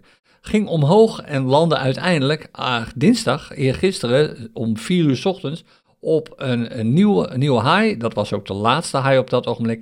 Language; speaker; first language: Dutch; native; Dutch